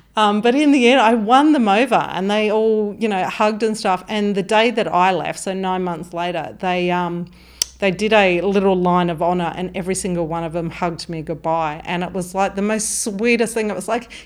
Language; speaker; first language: English; native; English